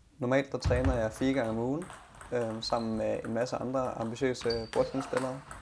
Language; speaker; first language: Danish; native; Danish